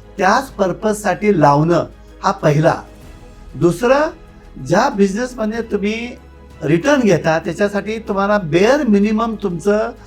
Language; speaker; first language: Marathi; native; Marathi